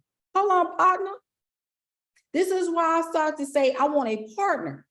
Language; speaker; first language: English; native; English